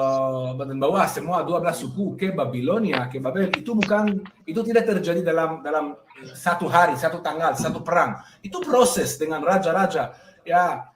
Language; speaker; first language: Indonesian; non-native, fluent; Hebrew